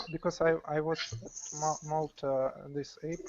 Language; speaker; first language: English; non-native, learner; Russian